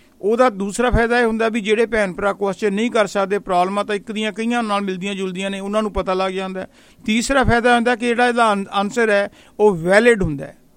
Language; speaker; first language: Punjabi; native; Punjabi